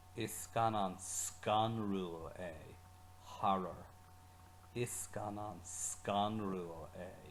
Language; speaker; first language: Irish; non-native, local second language; English